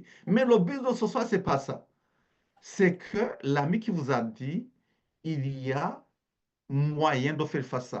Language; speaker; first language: French; native; French